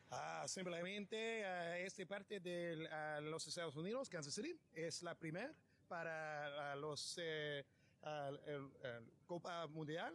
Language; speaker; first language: Spanish; non-native, learner; English